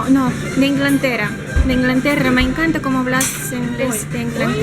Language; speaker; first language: Spanish; non-native, learner; Russian